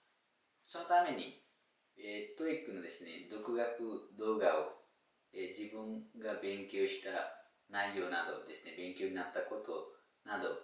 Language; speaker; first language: Japanese; non-native, fluent; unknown